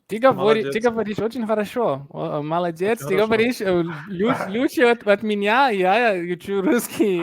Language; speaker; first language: Russian; non-native, learner; Portuguese